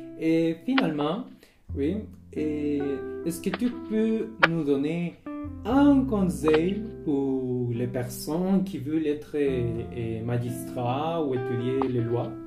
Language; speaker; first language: French; non-native, fluent; Spanish